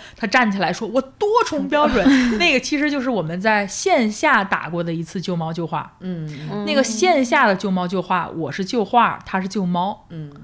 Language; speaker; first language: Chinese; native; Chinese